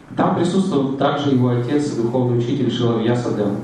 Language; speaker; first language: Russian; native; Russian